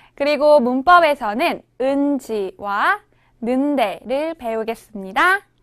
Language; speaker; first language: Korean; native; Korean